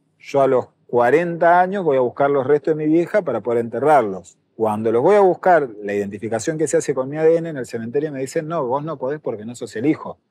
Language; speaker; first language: Spanish; native; Spanish